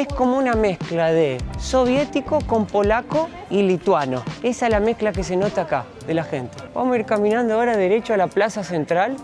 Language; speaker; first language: Spanish; native; Spanish